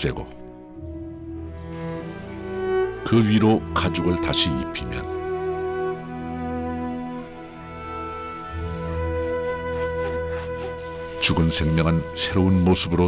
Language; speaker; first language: Korean; native; Korean